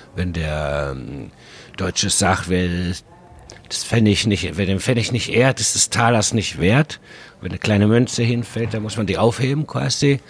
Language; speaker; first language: German; early bilingual, other home language; Spanish